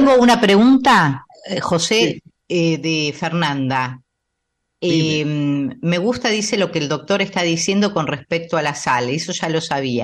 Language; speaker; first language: Spanish; native; Spanish